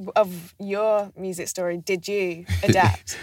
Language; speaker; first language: English; native; English